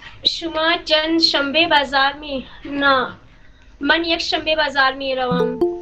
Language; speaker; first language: Persian; non-native, learner; Urdu